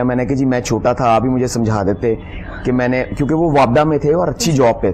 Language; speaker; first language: Urdu; native; Urdu